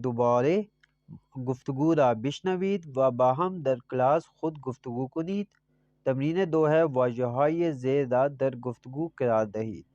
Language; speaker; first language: Persian; non-native, fluent; Urdu